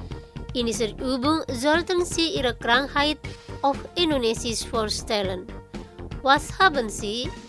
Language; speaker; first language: German; non-native, learner; Indonesian